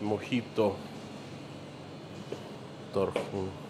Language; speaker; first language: Russian; native; Russian